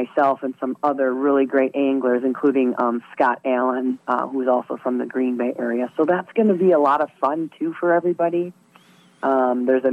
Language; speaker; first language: English; native; English